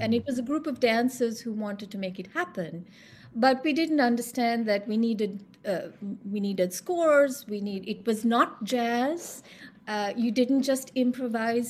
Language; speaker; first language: English; non-native, local second language; Sinhala